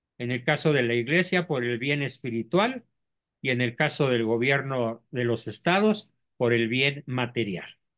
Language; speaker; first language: Spanish; native; Spanish